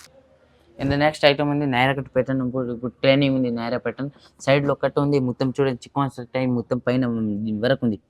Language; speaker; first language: Telugu; non-native, local second language; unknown